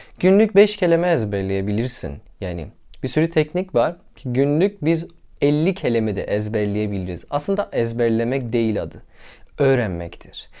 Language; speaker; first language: Turkish; non-native, learner; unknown